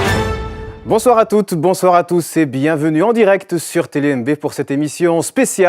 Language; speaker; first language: French; native; French